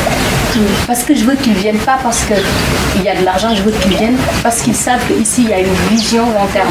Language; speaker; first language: French; non-native, local second language; Wolof